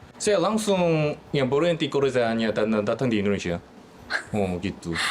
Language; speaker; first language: Indonesian; non-native, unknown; Korean